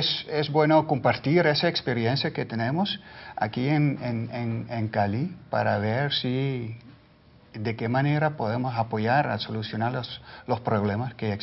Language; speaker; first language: Spanish; non-native, fluent; Dutch